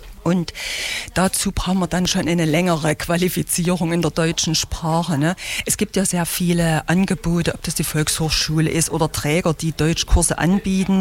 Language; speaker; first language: German; native; German